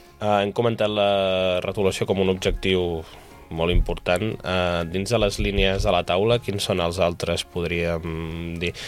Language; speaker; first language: Catalan; native; Catalan